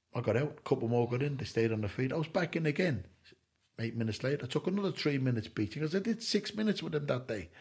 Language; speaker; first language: English; native; English